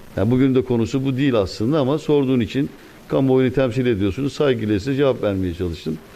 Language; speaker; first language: Turkish; native; Turkish